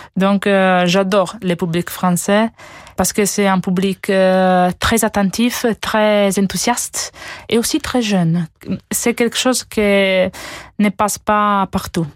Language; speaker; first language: French; non-native, fluent; Italian